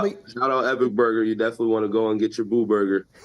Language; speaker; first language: English; native; English